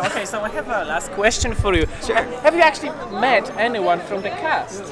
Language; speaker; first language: English; non-native, fluent; Polish